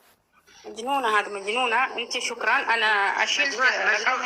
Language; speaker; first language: Arabic; non-native, learner; Oromo